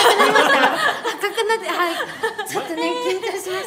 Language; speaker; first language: Japanese; native; Japanese